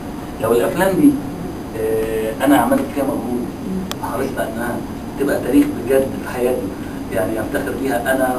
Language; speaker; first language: Arabic; native; Arabic